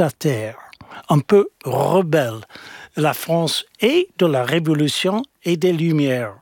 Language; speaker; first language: French; non-native, fluent; English